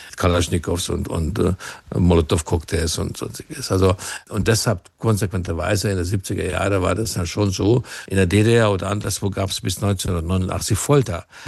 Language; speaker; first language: German; non-native, fluent; Hungarian